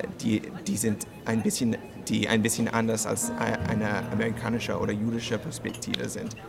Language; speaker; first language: German; non-native, learner; English